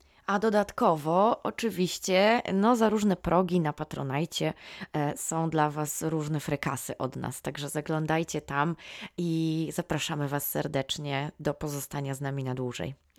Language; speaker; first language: Polish; native; Polish